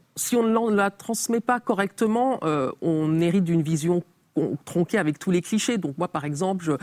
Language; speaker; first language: French; native; French